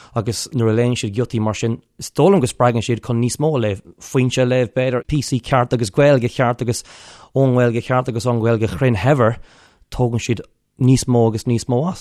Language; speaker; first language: Irish; non-native, local second language; English